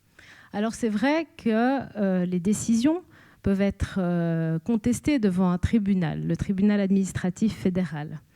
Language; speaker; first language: French; native; French